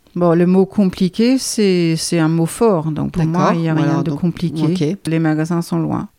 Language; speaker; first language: French; non-native, fluent; Danish